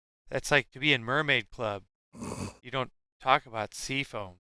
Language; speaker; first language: English; native; English